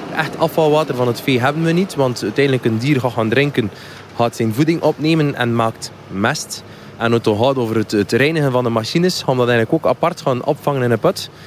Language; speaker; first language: Dutch; native; Dutch